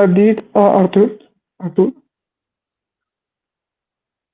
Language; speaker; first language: French; non-native, learner; Hindi